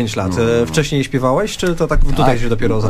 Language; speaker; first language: Polish; native; Polish